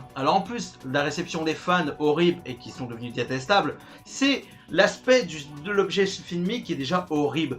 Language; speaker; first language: French; native; French